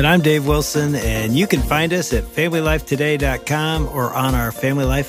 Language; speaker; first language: English; native; English